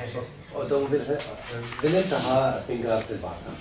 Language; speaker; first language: Swedish; non-native, learner; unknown